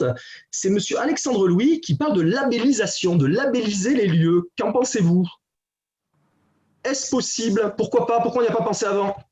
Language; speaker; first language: French; native; French